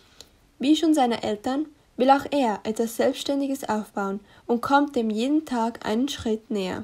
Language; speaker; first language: German; native; German